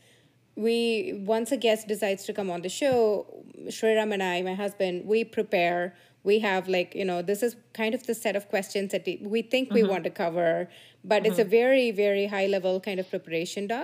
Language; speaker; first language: English; non-native, local second language; Tamil